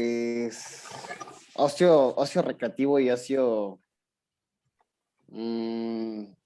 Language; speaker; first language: Spanish; native; Spanish